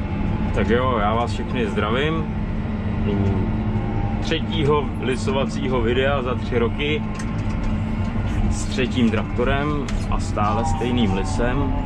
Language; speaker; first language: Czech; native; Czech